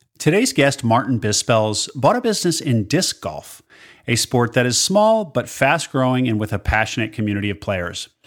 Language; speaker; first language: English; native; English